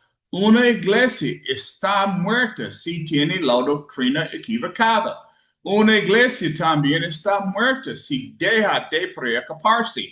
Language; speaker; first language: Spanish; non-native, learner; English